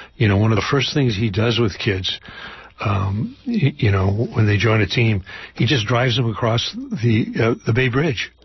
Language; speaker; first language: English; native; English